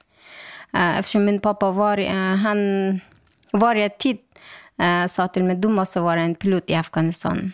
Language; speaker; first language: Swedish; non-native, local second language; Persian